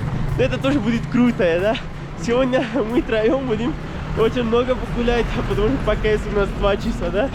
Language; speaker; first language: Russian; non-native, learner; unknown